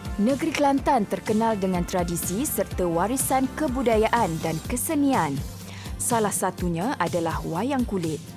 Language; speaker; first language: Malay; native; Malay